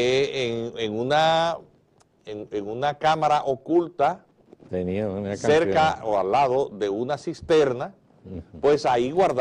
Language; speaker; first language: Spanish; native; Spanish